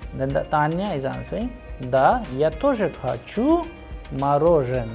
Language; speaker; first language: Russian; non-native, fluent; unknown